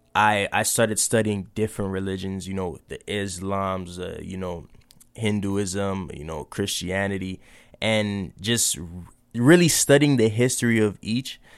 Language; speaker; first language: English; native; English